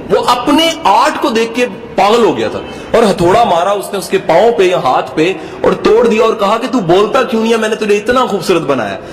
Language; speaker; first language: Urdu; non-native, local second language; Punjabi